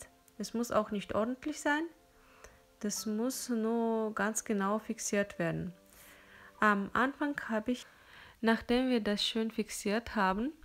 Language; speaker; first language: German; non-native, fluent; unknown